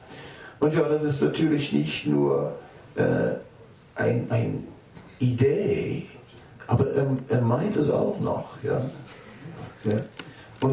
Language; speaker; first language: German; non-native, fluent; Dutch